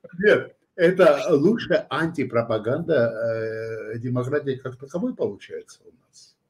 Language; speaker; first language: Russian; non-native, local second language; Georgian